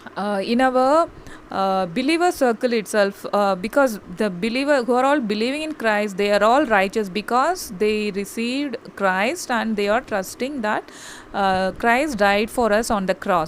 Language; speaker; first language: English; non-native, local second language; Tamil